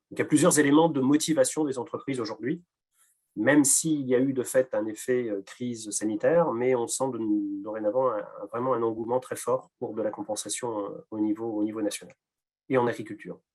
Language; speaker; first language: French; native; French